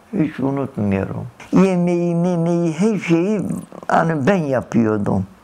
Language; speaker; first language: Turkish; early bilingual, other home language; Kurdish